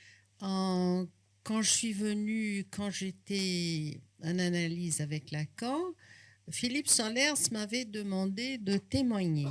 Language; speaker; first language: French; non-native, fluent; Portuguese